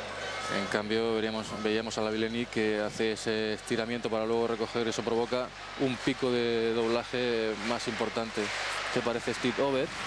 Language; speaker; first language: Spanish; native; Spanish